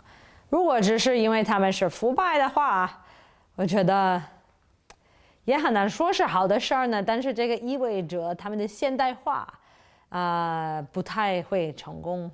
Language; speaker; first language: Chinese; non-native, fluent; English